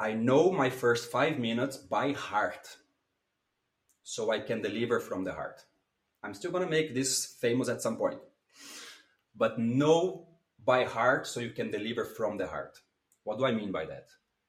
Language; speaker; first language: English; non-native, fluent; Portuguese